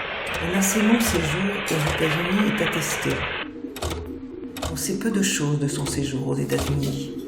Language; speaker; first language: French; native; French